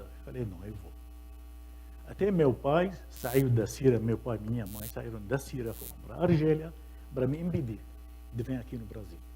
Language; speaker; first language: Portuguese; non-native, fluent; Arabic